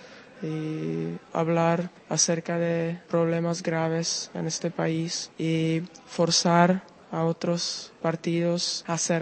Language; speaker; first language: Spanish; non-native, fluent; Czech